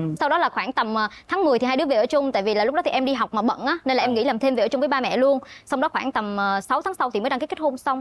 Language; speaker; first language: Vietnamese; native; Vietnamese